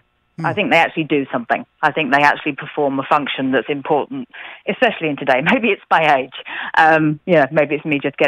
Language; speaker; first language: English; native; English